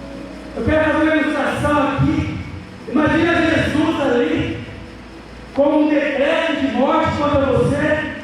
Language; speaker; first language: Portuguese; native; Portuguese